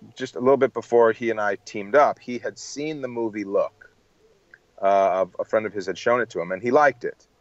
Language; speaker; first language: English; native; English